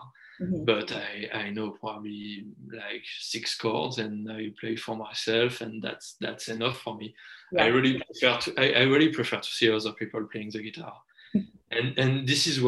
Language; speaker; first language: English; non-native, fluent; French